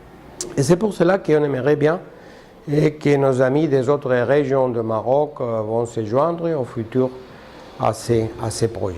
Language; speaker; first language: French; non-native, fluent; Spanish